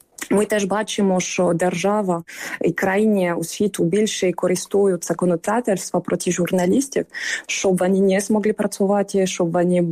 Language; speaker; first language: Ukrainian; non-native, fluent; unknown